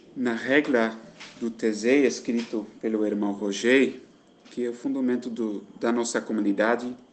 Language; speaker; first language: Portuguese; non-native, fluent; Dutch